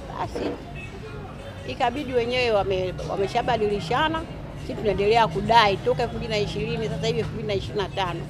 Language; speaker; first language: Swahili; native; Swahili